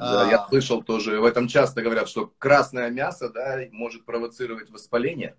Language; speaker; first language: Russian; native; Russian